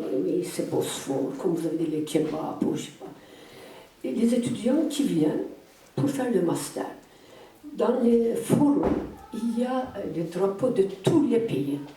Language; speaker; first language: French; non-native, fluent; Turkish